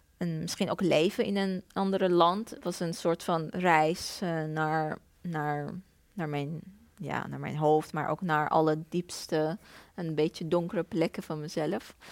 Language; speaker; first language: Dutch; non-native, fluent; Persian